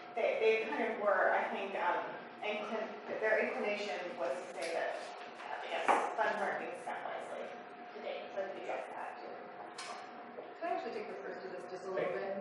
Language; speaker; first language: English; native; English